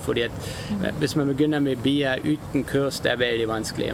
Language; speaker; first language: Norwegian; non-native, fluent; German